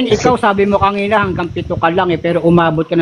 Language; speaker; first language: Filipino; native; Filipino